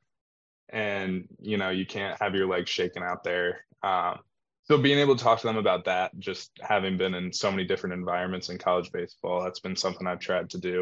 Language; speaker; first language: English; native; English